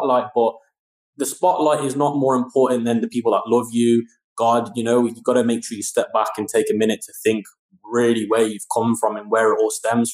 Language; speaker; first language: English; native; English